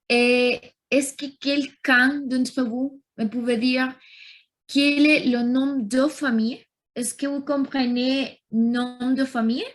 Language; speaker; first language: French; non-native, learner; Spanish